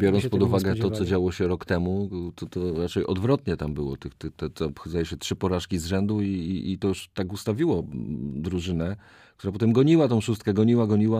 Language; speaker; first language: Polish; native; Polish